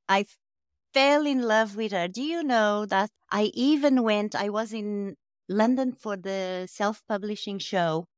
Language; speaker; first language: English; non-native, fluent; Portuguese